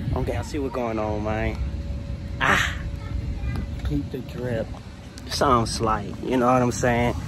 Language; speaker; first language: English; early bilingual, other home language; Spanish